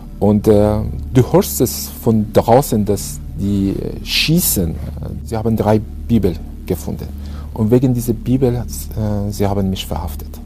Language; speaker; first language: German; non-native, fluent; Persian